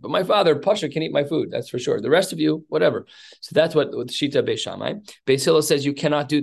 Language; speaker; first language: English; native; English